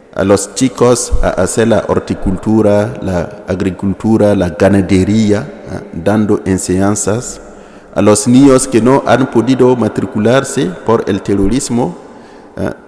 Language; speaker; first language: Spanish; non-native, fluent; Mossi